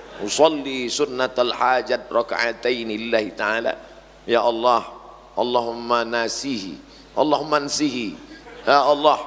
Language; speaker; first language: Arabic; non-native, fluent; Indonesian